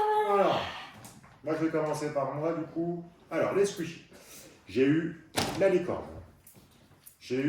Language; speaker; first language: French; native; French